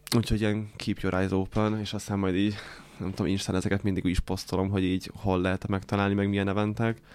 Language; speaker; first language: Hungarian; native; Hungarian